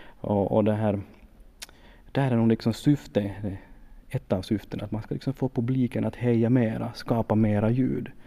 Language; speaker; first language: Swedish; native; Swedish